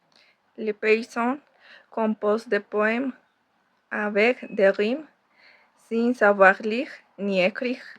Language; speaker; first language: French; non-native, fluent; Spanish